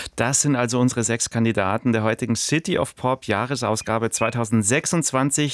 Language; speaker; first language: German; native; German